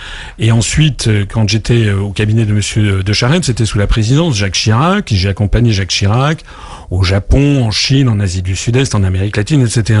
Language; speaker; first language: French; native; French